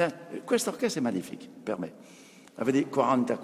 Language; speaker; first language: Italian; non-native, fluent; French